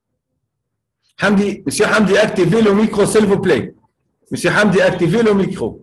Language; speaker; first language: French; non-native, fluent; Arabic